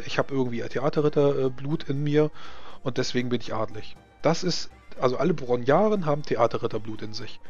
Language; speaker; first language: German; native; German